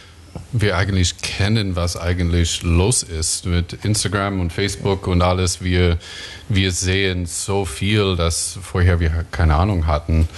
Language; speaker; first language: German; non-native, fluent; English